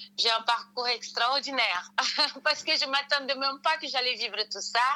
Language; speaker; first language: French; non-native, fluent; Portuguese